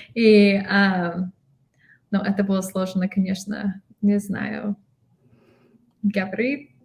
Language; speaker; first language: Russian; non-native, learner; English